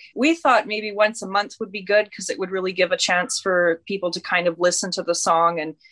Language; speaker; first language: English; native; English